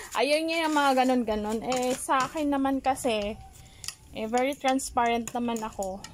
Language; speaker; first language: Filipino; non-native, local second language; Hiligaynon